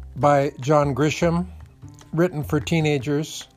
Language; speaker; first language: English; native; English